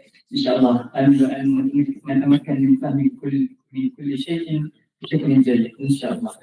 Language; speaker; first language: Arabic; non-native, learner; Malay